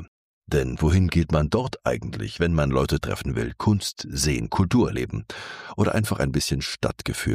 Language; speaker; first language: German; native; German